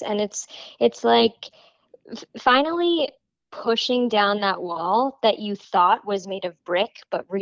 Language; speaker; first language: English; native; English